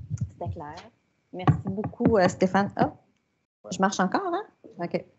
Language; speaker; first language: French; native; French